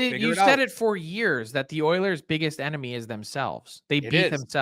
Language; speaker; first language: English; native; English